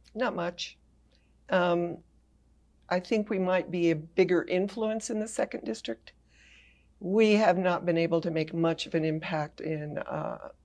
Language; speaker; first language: English; native; English